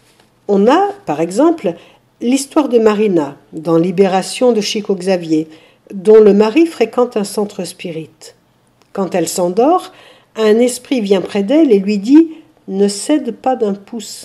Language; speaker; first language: French; native; French